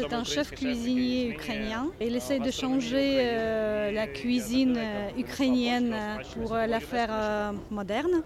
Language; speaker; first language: French; non-native, fluent; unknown